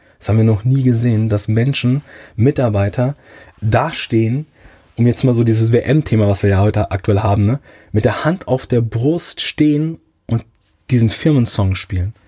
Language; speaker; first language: German; early bilingual, other home language; Italian